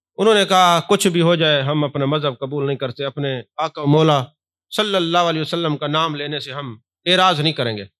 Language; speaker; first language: Urdu; non-native, local second language; Punjabi